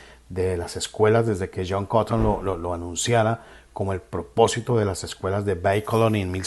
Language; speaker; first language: Spanish; native; Spanish